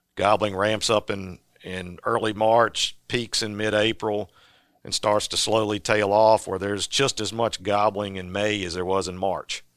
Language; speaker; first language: English; native; English